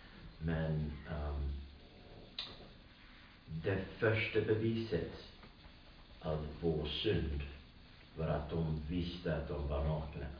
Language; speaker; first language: Swedish; non-native, fluent; English